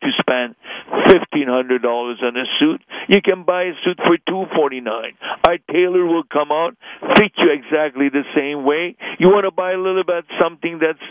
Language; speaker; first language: English; non-native, fluent; Hungarian